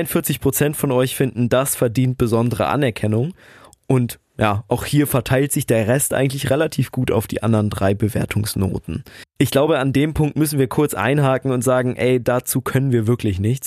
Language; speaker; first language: German; native; German